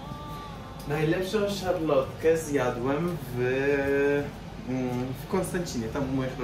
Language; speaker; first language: Polish; non-native, fluent; Persian